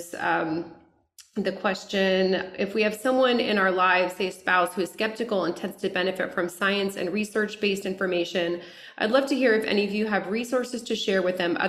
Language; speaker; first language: English; native; English